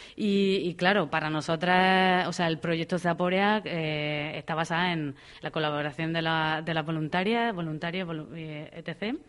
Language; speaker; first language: Spanish; native; Spanish